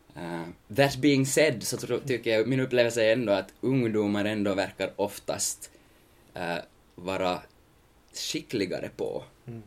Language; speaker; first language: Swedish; native; Swedish